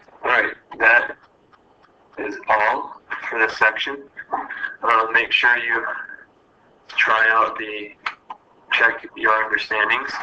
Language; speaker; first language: English; native; English